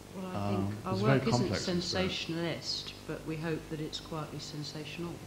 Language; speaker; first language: English; native; English